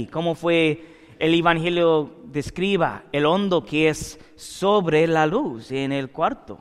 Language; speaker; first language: Spanish; non-native, learner; English